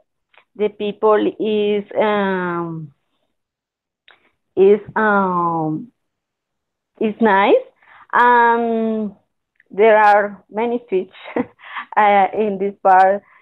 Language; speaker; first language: English; non-native, learner; Spanish